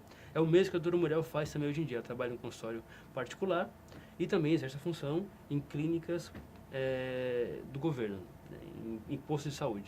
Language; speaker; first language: Portuguese; native; Portuguese